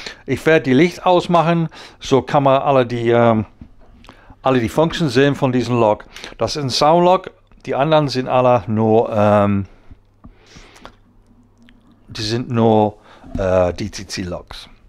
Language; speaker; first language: German; non-native, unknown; English